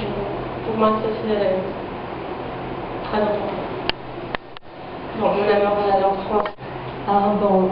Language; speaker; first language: French; non-native, fluent; Portuguese